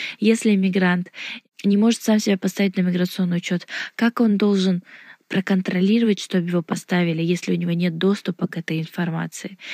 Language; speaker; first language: Russian; non-native, local second language; Uzbek